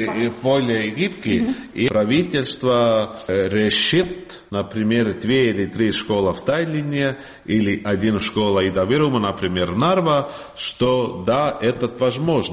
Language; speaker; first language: Russian; non-native, learner; Estonian